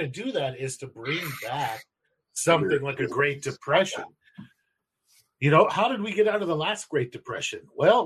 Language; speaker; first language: English; native; English